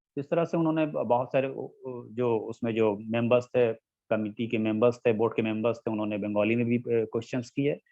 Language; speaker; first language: Hindi; non-native, local second language; Urdu